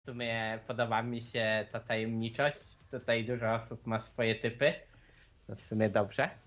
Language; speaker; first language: Polish; native; Polish